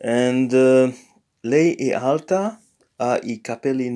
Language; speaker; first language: Italian; non-native, fluent; English